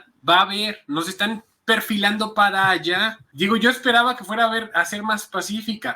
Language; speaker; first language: Spanish; native; Spanish